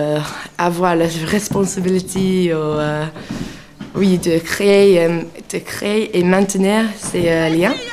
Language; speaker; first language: French; non-native, fluent; English